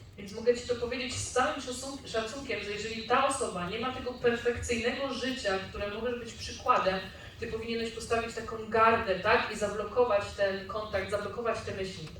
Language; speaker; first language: Polish; native; Polish